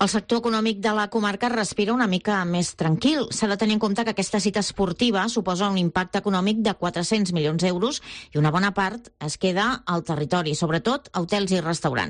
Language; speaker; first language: Catalan; native; Catalan